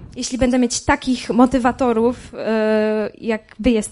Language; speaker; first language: Polish; native; Polish